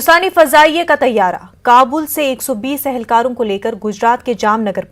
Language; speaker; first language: Hindi; native; Hindi